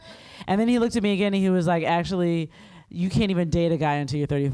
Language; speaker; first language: English; native; English